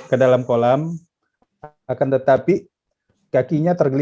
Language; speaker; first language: Indonesian; native; Indonesian